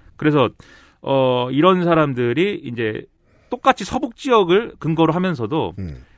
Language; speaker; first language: Korean; native; Korean